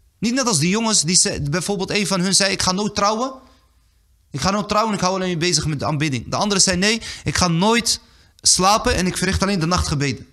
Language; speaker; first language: Dutch; early bilingual, other home language; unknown